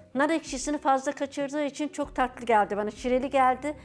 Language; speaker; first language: Turkish; native; Turkish